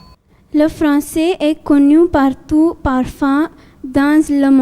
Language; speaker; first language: French; non-native, learner; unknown